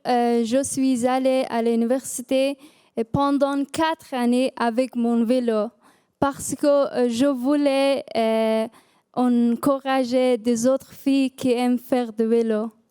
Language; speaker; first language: French; non-native, learner; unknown